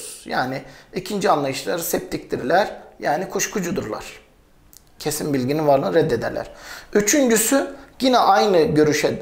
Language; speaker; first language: Turkish; native; Turkish